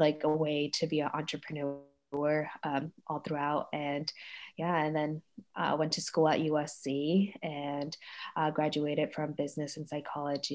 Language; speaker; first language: English; native; English